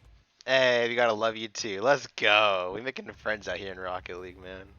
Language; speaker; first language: English; native; English